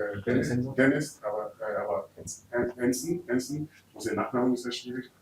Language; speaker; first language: German; early bilingual, other home language; Akan